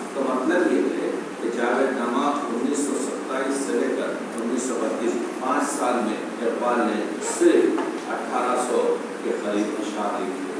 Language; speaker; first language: Urdu; native; Urdu